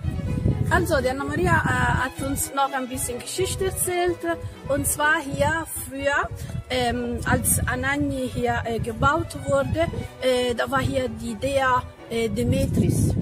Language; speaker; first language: German; non-native, fluent; Italian